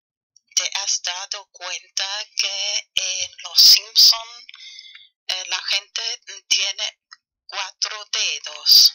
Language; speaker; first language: Spanish; non-native, fluent; German